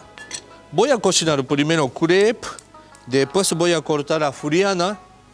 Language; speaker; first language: Spanish; non-native, learner; Japanese